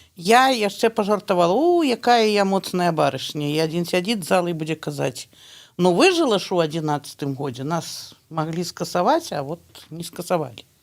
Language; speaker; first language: Belarusian; native; Belarusian